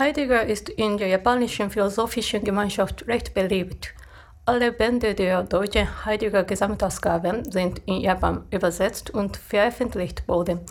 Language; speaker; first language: German; non-native, fluent; Japanese